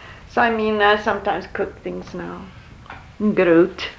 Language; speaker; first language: English; early bilingual, other home language; Norwegian